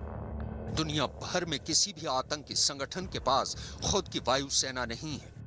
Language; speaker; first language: Hindi; native; Hindi